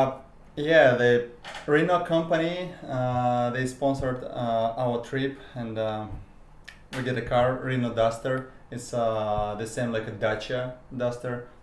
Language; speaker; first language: English; non-native, learner; Russian